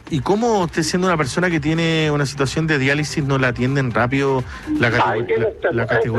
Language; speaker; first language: Spanish; native; Spanish